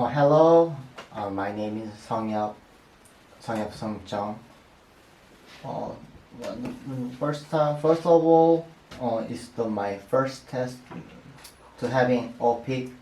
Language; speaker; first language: English; non-native, learner; Korean